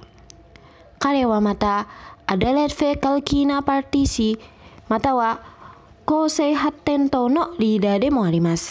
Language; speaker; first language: Japanese; non-native, fluent; Indonesian